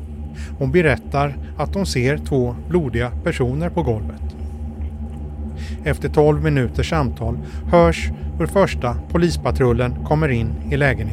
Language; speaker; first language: Swedish; native; Swedish